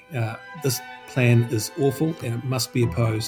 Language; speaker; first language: English; native; English